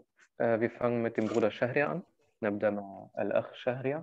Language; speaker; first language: Arabic; non-native, fluent; German